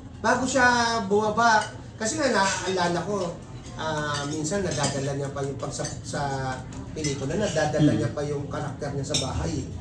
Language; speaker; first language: Filipino; native; Filipino